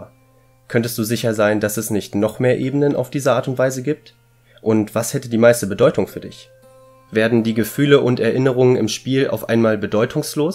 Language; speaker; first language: German; native; German